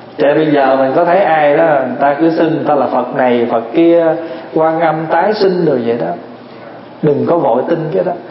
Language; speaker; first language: Vietnamese; native; Vietnamese